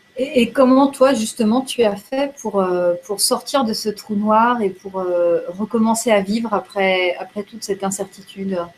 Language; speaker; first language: French; native; French